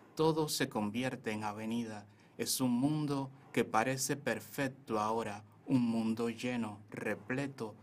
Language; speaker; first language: Spanish; native; Spanish